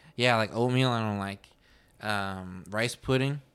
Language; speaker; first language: English; early bilingual, other home language; Spanish